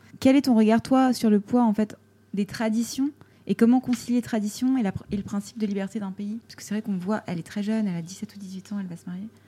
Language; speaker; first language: French; native; French